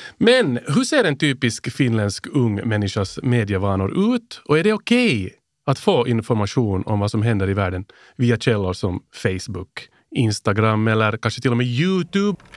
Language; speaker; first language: Swedish; native; Swedish